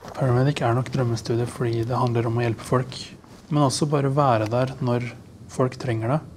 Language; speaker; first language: Norwegian; early bilingual, other home language; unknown